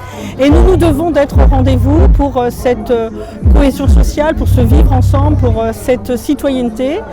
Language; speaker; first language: French; native; French